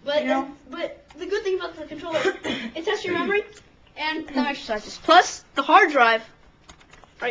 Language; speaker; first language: English; native; English